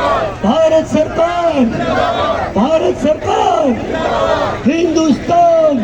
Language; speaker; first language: Hindi; non-native, local second language; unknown